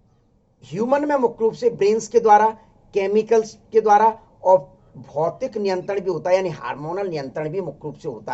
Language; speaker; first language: Hindi; native; Hindi